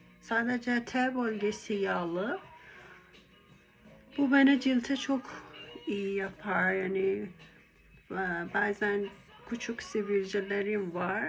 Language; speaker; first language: Turkish; non-native, learner; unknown